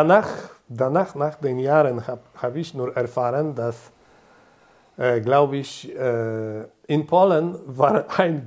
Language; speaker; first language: German; non-native, fluent; Polish